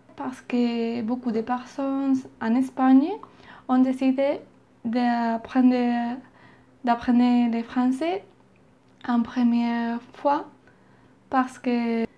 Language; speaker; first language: French; non-native, learner; Spanish